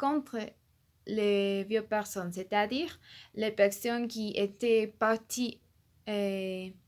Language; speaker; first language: French; non-native, learner; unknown